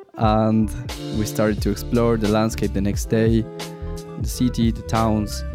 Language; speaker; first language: English; non-native, fluent; Spanish